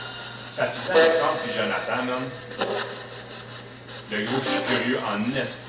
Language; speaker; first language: French; native; French